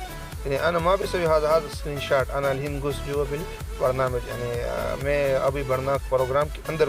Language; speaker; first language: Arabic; non-native, learner; Pashto